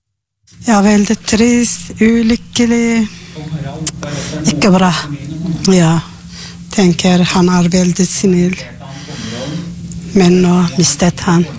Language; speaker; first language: Norwegian; non-native, learner; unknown